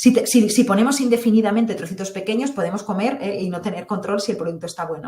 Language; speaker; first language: Spanish; native; Spanish